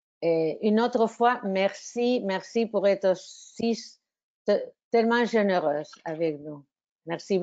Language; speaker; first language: French; non-native, fluent; Spanish